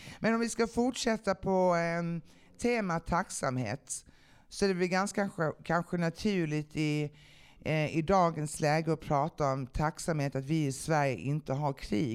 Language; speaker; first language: Swedish; native; Swedish